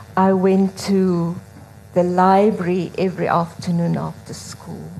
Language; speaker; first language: English; non-native, local second language; Afrikaans